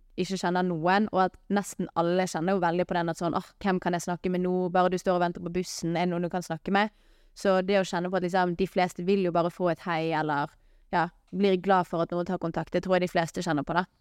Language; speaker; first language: Norwegian; native; Norwegian